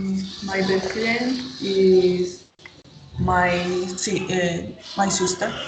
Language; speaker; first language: English; non-native, learner; Spanish